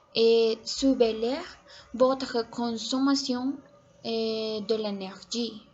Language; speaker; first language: French; non-native, learner; Spanish